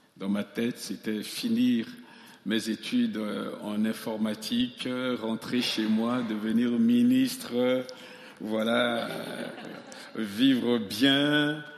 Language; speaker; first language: French; non-native, local second language; Sango